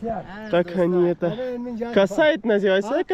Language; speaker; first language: Russian; non-native, learner; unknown